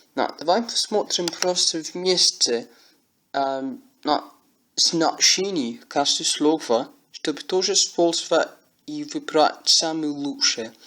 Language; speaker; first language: Russian; non-native, learner; English